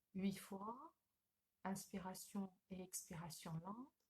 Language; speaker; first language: French; non-native, local second language; Arabic